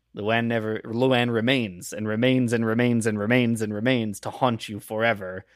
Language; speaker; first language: English; native; English